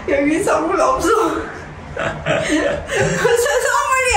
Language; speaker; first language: Korean; non-native, learner; Persian